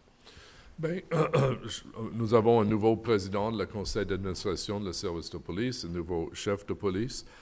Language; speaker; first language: French; non-native, local second language; English